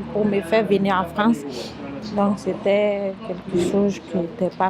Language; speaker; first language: French; non-native, local second language; Mandingo